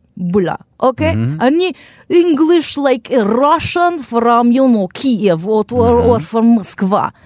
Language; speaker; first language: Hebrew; non-native, local second language; Arabic